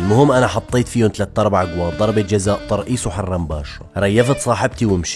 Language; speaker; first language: Arabic; native; Arabic